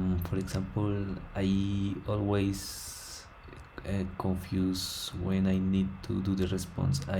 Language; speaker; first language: English; non-native, learner; Spanish